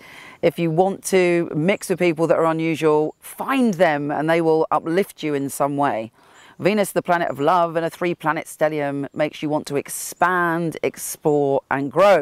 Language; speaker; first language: English; native; English